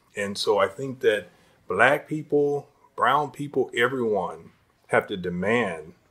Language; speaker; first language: English; native; English